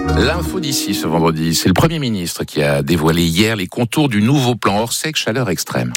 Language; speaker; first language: French; native; French